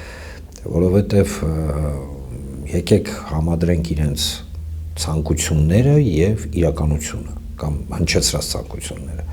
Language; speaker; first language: Armenian; native; Armenian